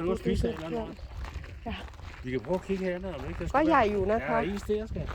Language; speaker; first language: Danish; non-native, learner; Thai